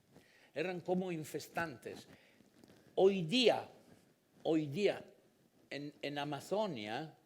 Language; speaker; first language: Spanish; non-native, fluent; Italian